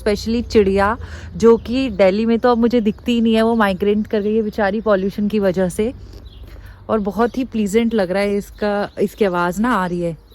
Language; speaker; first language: Hindi; native; Hindi